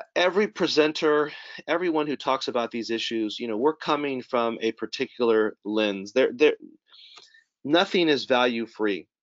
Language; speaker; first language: English; native; English